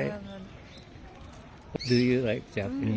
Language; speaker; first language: English; non-native, fluent; Japanese